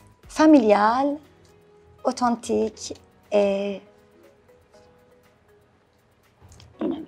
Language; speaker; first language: French; non-native, fluent; Persian